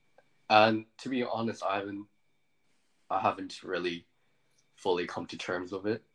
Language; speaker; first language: English; native; English